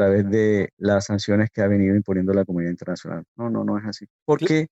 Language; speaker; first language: Spanish; native; Spanish